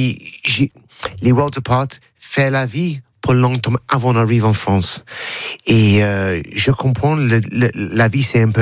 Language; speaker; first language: French; non-native, learner; English